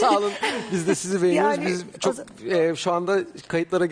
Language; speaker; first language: Turkish; native; Turkish